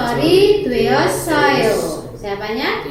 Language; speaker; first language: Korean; non-native, fluent; Indonesian